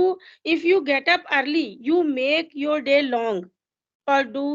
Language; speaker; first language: English; non-native, local second language; Hindi